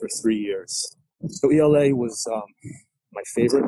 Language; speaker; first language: English; native; English